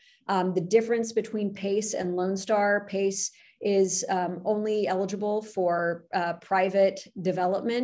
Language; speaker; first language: English; native; English